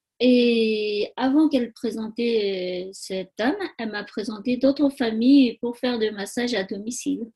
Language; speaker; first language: French; non-native, learner; Tibetan